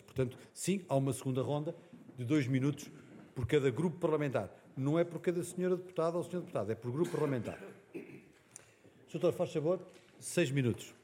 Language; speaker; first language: Portuguese; native; Portuguese